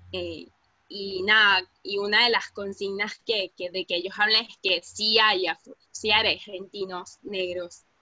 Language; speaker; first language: Spanish; native; Spanish